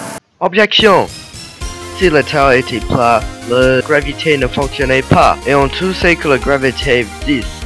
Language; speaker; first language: French; non-native, learner; English